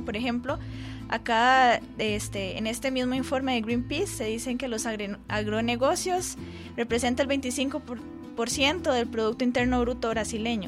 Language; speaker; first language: Spanish; native; Spanish